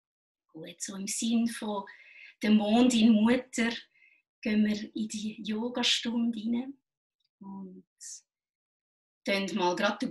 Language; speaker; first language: German; native; German